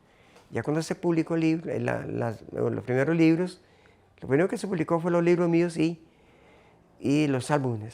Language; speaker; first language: Spanish; native; Spanish